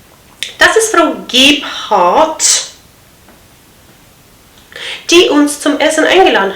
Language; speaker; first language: German; non-native, fluent; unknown